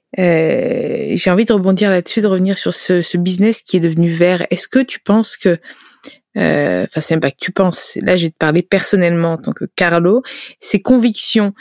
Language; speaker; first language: French; native; French